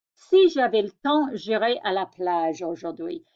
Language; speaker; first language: French; non-native, fluent; English